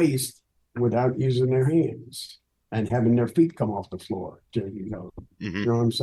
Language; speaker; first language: English; native; English